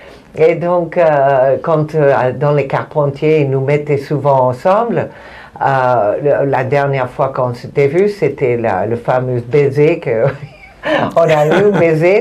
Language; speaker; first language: French; non-native, fluent; Spanish